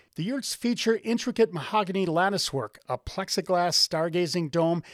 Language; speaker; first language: English; native; English